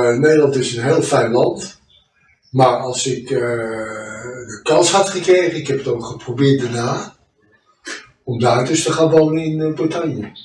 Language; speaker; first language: Dutch; early bilingual, other home language; French